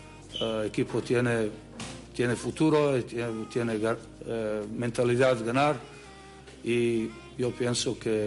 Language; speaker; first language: Spanish; non-native, learner; Serbian